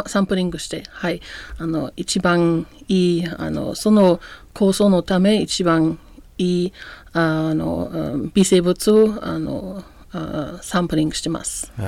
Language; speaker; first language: Japanese; non-native, learner; German